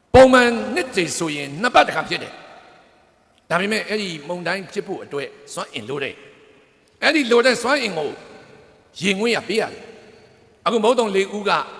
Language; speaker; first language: Burmese; native; Burmese